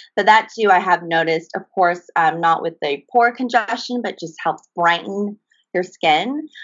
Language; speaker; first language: English; early bilingual, other home language; Japanese